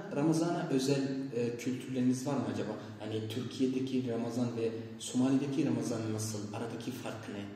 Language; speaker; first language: Turkish; non-native, fluent; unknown